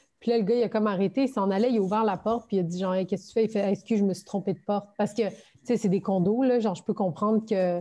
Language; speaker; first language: French; early bilingual, other home language; Turkish